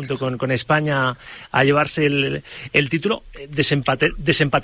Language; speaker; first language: Spanish; native; Spanish